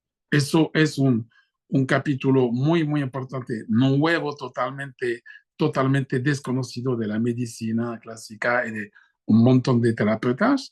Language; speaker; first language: Spanish; non-native, fluent; French